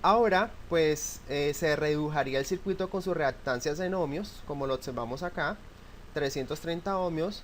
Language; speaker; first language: Spanish; native; Spanish